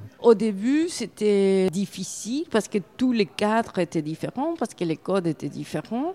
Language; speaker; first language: French; non-native, fluent; Spanish